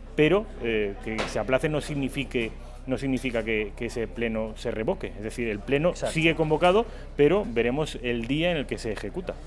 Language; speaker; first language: Spanish; native; Spanish